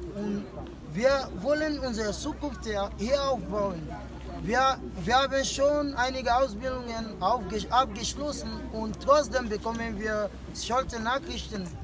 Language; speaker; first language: German; non-native, fluent; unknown